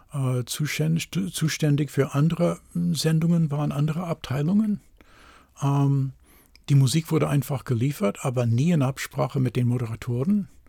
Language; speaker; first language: German; non-native, fluent; English